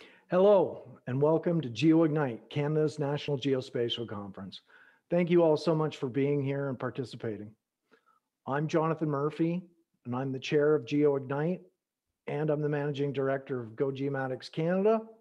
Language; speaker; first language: English; native; English